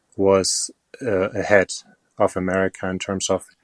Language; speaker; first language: English; non-native, fluent; German